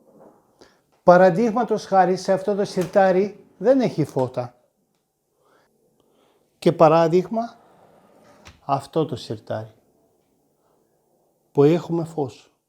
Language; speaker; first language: Greek; non-native, fluent; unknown